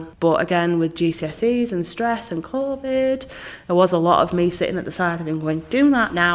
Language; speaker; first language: English; native; English